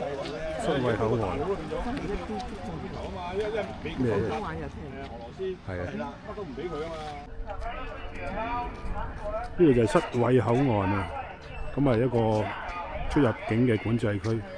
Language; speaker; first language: Cantonese; native; Cantonese